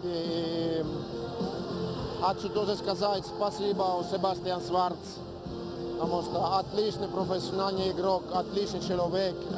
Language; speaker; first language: Russian; non-native, learner; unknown